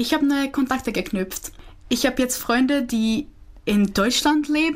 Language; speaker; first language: German; non-native, fluent; Czech